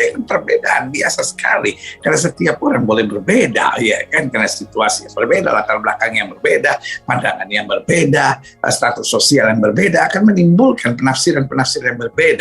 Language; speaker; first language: Indonesian; native; Indonesian